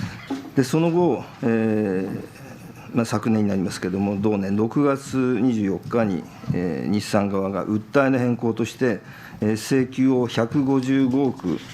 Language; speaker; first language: Japanese; native; Japanese